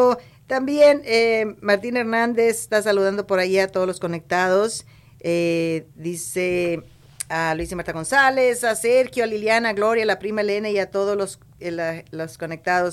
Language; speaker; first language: Spanish; native; Spanish